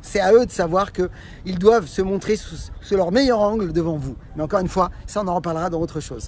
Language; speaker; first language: French; native; French